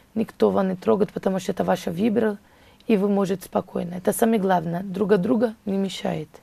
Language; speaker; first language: Russian; non-native, fluent; Portuguese